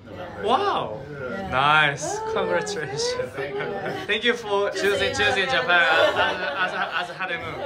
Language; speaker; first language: English; non-native, learner; Japanese